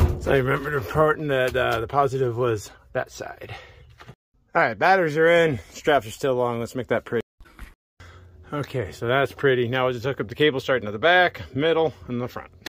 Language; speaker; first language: English; native; English